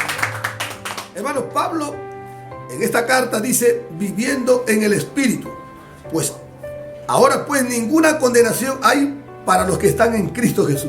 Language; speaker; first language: Spanish; native; Spanish